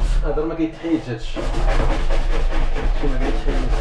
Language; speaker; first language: Arabic; native; Arabic